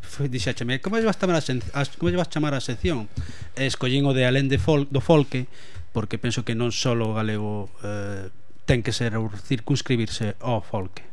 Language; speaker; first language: Galician; non-native, local second language; Spanish